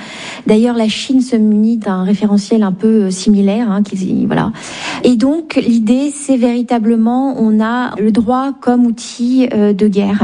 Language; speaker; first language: French; native; French